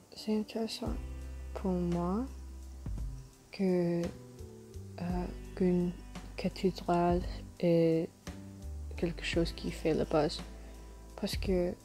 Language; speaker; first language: French; non-native, learner; English